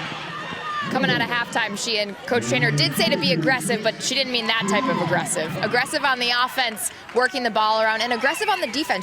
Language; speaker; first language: English; native; English